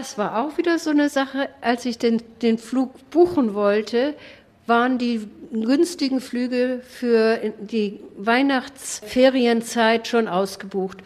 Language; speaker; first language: German; native; German